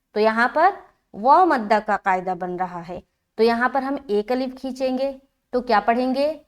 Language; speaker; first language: Urdu; native; Urdu